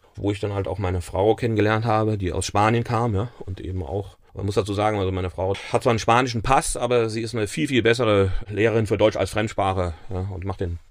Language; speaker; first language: German; native; German